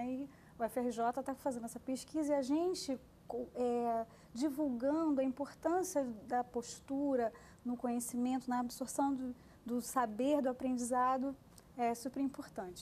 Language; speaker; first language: Portuguese; native; Portuguese